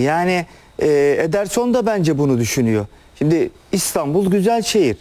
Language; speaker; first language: Turkish; native; Turkish